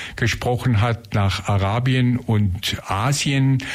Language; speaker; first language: German; native; German